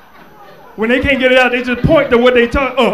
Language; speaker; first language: English; native; English